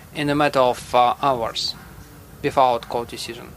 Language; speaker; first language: English; non-native, fluent; Russian